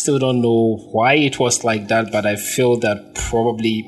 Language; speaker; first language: English; non-native, local second language; Akan